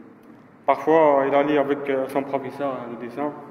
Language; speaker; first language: French; non-native, learner; Arabic